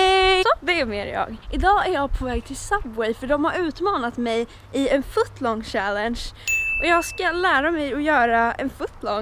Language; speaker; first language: Swedish; native; Swedish